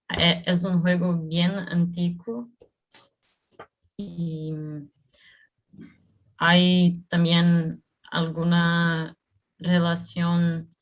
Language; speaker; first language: Spanish; non-native, learner; Portuguese